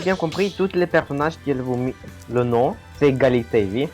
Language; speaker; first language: French; non-native, learner; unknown